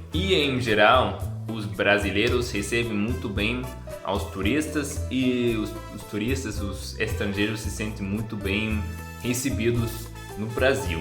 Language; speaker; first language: Portuguese; non-native, fluent; German